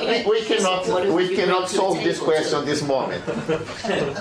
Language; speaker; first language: English; non-native, fluent; Spanish